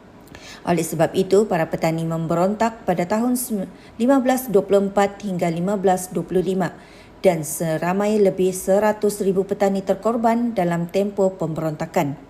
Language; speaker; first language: Malay; native; Malay